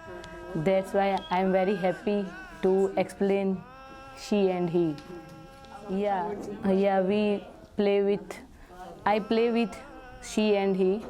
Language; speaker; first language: English; non-native, learner; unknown